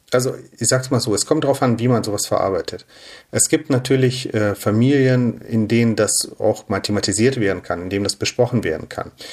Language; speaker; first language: German; early bilingual, other home language; Russian